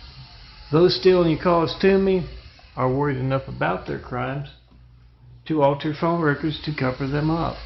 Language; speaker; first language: English; native; English